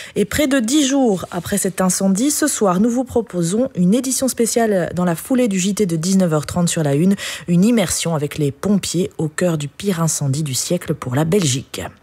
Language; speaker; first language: French; native; French